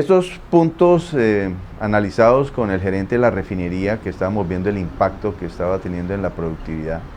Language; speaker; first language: Spanish; native; Spanish